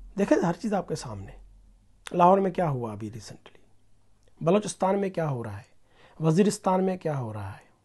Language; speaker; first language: Urdu; non-native, local second language; Sindhi